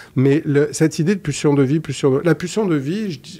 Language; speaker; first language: French; native; French